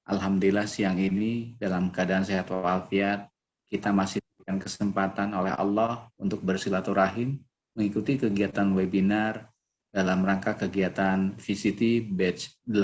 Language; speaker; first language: Indonesian; native; Indonesian